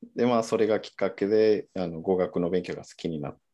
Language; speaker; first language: Japanese; non-native, fluent; Spanish